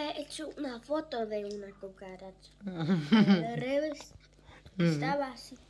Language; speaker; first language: Spanish; early bilingual, heritage; German